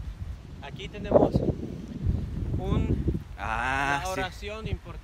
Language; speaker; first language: Spanish; non-native, fluent; Polish